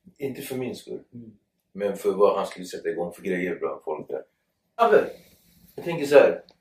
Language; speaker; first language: Swedish; early bilingual, other home language; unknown